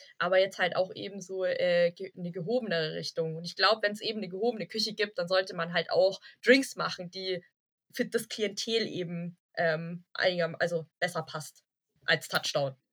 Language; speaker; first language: German; early bilingual, other home language; Vietnamese